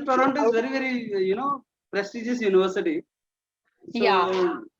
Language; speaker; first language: English; non-native, local second language; Hindi